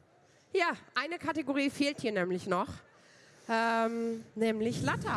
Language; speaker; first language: German; native; German